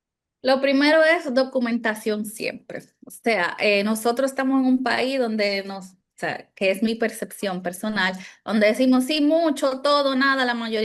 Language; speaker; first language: Spanish; native; Spanish